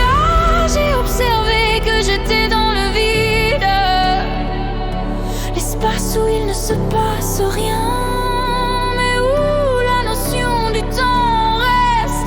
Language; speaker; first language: French; native; French